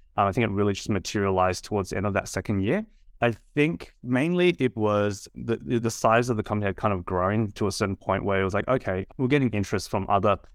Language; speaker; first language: English; native; English